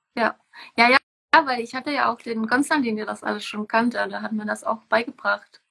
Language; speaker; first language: German; non-native, fluent; Czech